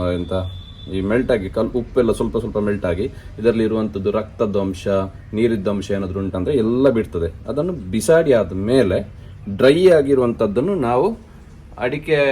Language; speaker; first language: Kannada; non-native, local second language; Tulu